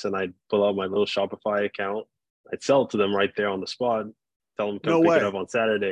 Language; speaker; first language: English; non-native, local second language; Yoruba